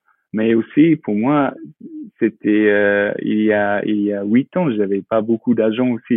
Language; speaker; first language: French; non-native, fluent; English